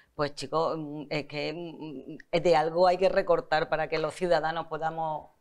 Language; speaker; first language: Spanish; native; Spanish